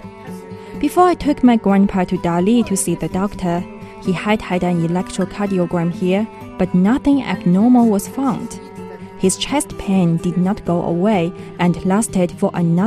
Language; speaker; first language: English; non-native, fluent; Chinese